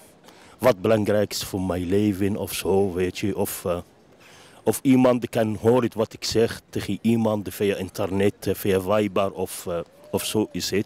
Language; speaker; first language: Dutch; non-native, learner; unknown